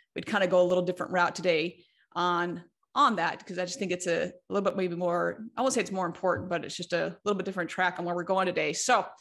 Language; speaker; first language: English; native; English